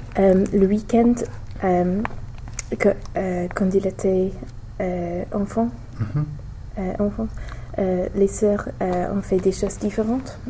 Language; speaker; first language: French; non-native, learner; English